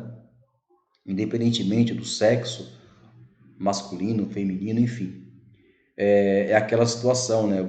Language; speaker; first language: Portuguese; native; Portuguese